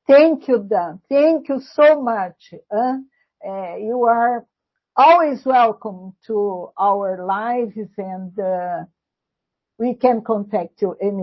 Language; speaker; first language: English; non-native, learner; Portuguese